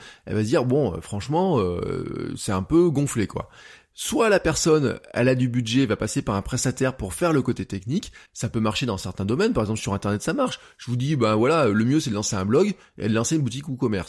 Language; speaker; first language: French; native; French